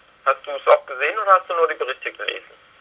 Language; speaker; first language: German; native; German